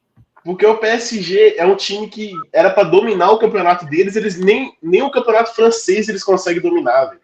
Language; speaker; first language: Portuguese; native; Portuguese